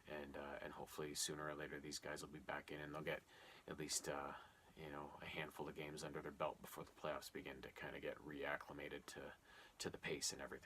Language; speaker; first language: English; native; English